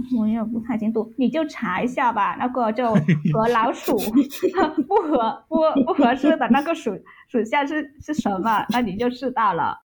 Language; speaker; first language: Chinese; non-native, fluent; Vietnamese